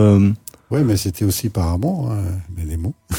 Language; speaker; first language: French; native; French